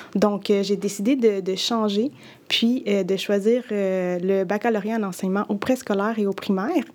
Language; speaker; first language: French; early bilingual, other home language; Spanish